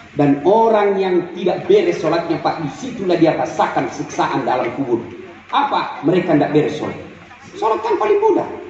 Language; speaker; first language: Indonesian; non-native, local second language; Buginese